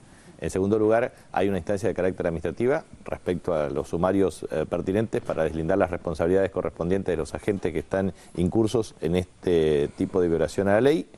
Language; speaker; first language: Spanish; native; Spanish